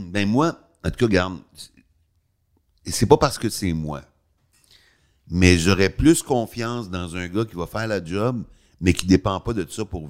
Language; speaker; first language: French; native; French